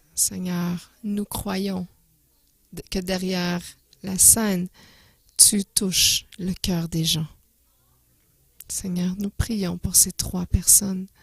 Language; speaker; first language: French; non-native, fluent; English